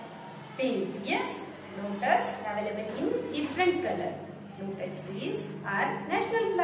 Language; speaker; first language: English; non-native, local second language; Marathi